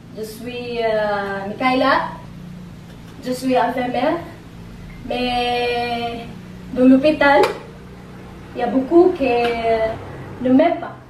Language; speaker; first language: French; non-native, learner; Filipino